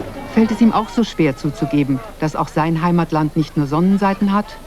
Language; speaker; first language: German; native; German